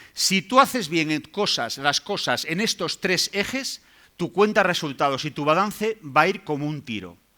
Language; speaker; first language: Spanish; native; Spanish